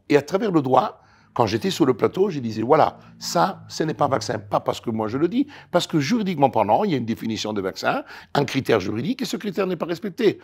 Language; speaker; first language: French; non-native, fluent; Italian